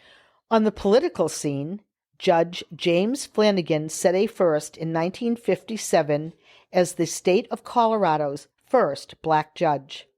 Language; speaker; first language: English; native; English